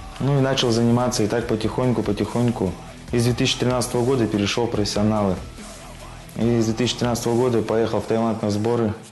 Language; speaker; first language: Russian; native; Russian